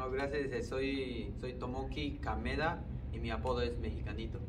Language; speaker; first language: Spanish; non-native, fluent; Japanese